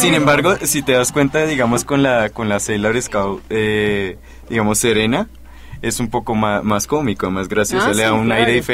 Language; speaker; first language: Spanish; native; Spanish